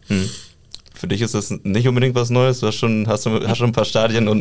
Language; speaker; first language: German; native; German